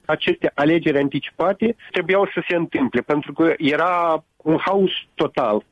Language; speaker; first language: Romanian; native; Romanian